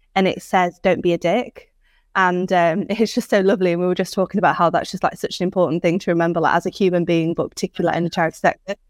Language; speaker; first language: English; native; English